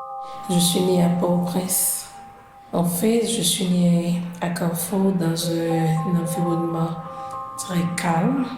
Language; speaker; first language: French; non-native, local second language; Haitian Creole